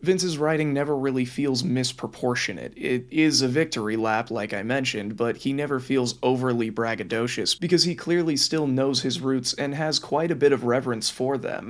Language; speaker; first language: English; native; English